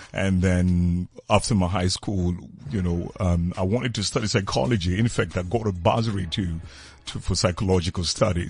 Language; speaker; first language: English; non-native, local second language; Tswana